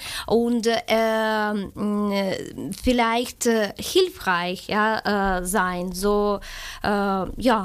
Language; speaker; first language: German; non-native, fluent; Ukrainian